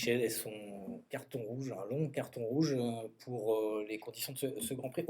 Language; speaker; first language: French; native; French